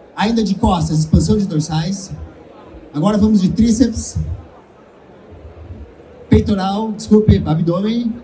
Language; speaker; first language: Portuguese; native; Portuguese